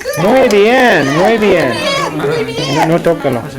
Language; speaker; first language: Spanish; non-native, learner; English